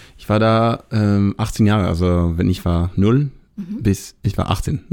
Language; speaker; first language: German; non-native, learner; Hebrew